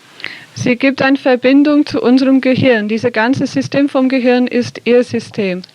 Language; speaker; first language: German; non-native, fluent; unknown